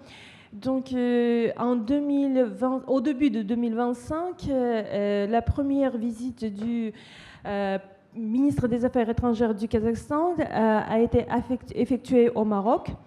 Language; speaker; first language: French; non-native, fluent; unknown